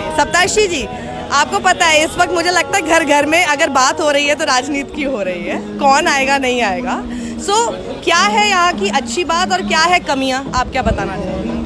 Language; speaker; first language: Hindi; native; Hindi